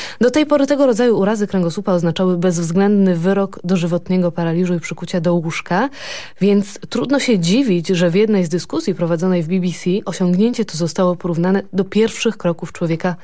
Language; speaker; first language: Polish; native; Polish